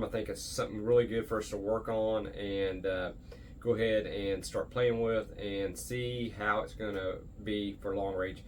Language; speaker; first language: English; native; English